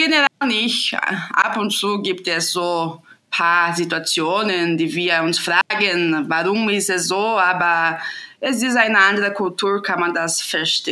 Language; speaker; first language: German; non-native, fluent; Portuguese